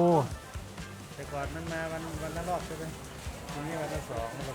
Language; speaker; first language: Thai; native; Thai